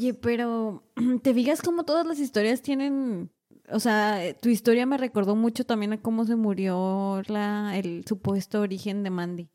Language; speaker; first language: Spanish; native; Spanish